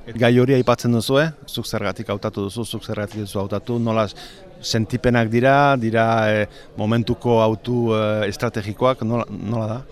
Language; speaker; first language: Basque; native; Basque